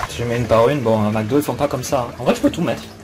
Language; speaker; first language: French; native; French